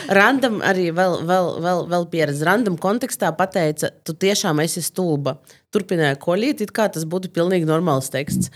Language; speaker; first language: Latvian; non-native, local second language; Russian